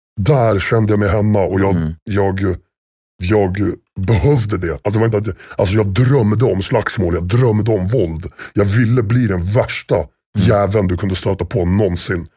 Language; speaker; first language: Swedish; native; Swedish